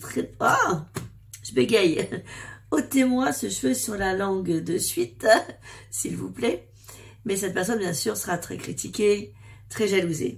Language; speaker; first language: French; native; French